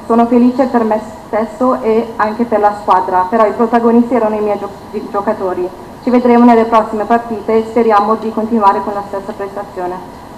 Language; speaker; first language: Italian; non-native, fluent; Turkish